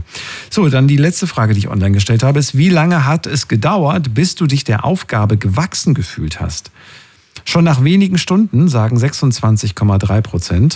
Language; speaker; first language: German; native; German